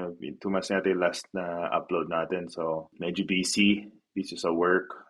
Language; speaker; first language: Filipino; early bilingual, heritage; Filipino